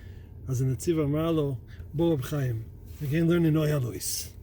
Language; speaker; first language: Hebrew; non-native, fluent; English